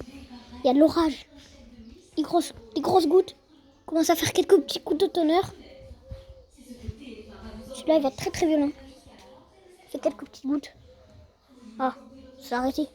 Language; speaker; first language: French; native; French